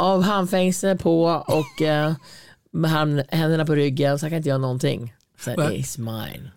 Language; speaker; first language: Swedish; native; Swedish